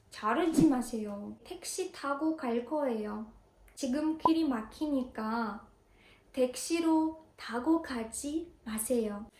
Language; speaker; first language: Korean; non-native, fluent; Ukrainian